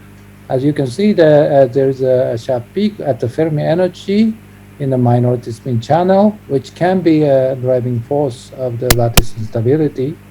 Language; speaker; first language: English; non-native, fluent; Japanese